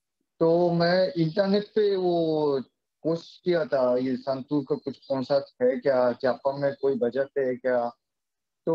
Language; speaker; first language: Hindi; non-native, fluent; Japanese